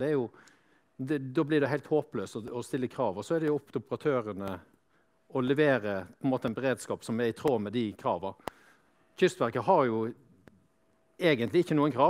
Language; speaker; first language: Norwegian; native; Norwegian